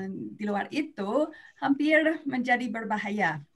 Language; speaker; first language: Indonesian; non-native, fluent; English